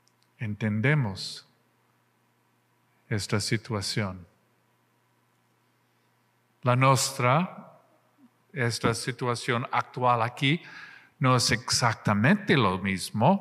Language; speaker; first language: Spanish; non-native, fluent; English